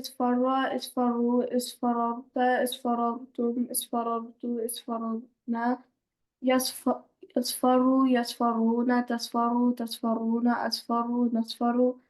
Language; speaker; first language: Arabic; non-native, learner; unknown